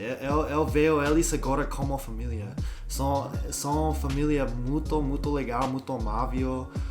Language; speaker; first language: Portuguese; non-native, learner; English